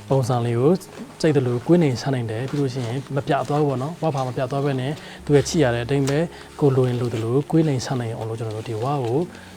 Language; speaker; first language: Burmese; native; Burmese